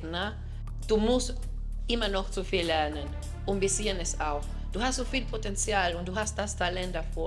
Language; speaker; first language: German; non-native, fluent; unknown